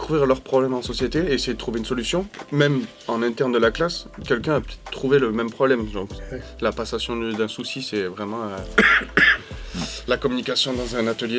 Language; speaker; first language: French; native; French